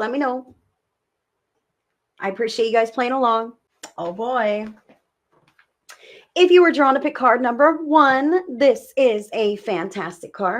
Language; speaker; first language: English; native; English